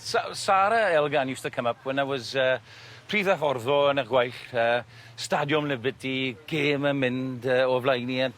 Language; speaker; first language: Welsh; non-native, learner; English